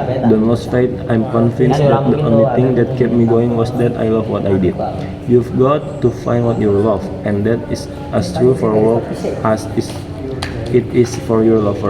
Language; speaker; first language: English; non-native, learner; Indonesian